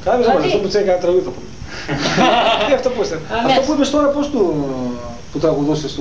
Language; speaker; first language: Greek; native; Greek